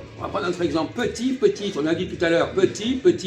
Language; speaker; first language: French; native; French